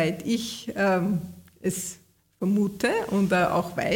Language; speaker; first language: German; native; German